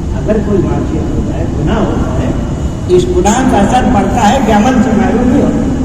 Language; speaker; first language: Urdu; non-native, local second language; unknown